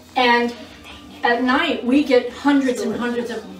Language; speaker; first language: English; native; English